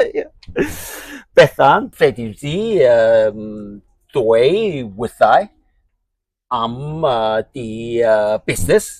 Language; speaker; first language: Welsh; non-native, learner; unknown